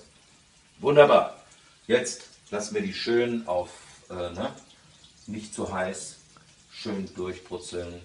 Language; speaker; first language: German; early bilingual, other home language; Italian